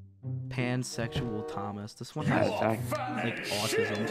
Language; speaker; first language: English; native; English